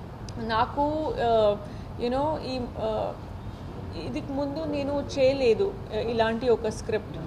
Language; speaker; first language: Telugu; non-native, fluent; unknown